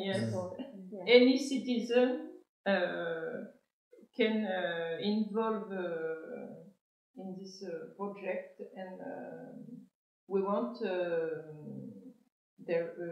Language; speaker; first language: English; non-native, learner; French